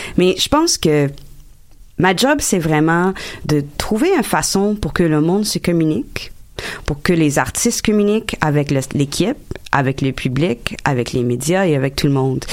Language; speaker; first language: French; non-native, local second language; English